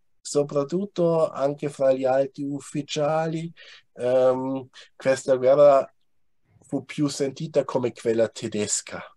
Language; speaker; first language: Italian; non-native, fluent; German